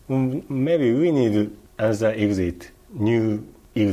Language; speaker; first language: English; non-native, learner; Japanese